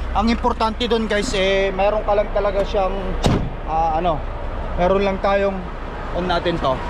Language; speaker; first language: Filipino; native; Filipino